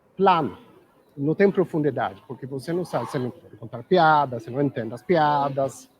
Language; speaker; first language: Portuguese; non-native, fluent; Swedish